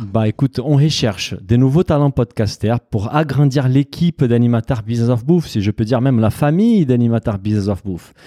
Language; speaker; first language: French; non-native, fluent; Portuguese